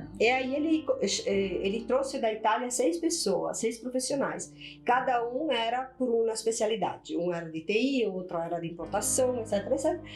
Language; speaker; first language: Portuguese; non-native, fluent; Italian